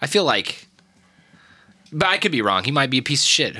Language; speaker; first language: English; native; English